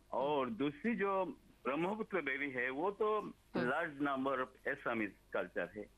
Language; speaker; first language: Hindi; non-native, local second language; Bangla